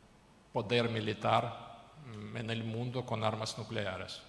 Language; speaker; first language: Spanish; non-native, fluent; Ukrainian